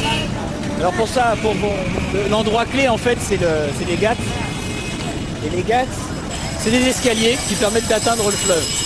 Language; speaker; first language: French; native; French